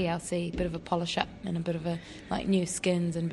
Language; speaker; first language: English; native; English